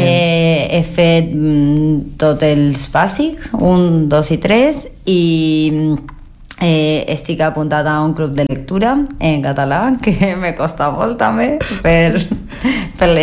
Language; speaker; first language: Catalan; non-native, learner; Spanish